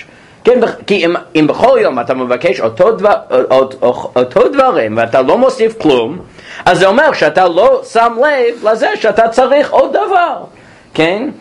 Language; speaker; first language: Hebrew; non-native, fluent; English